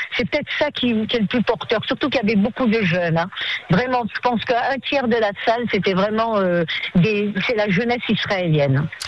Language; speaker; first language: French; native; French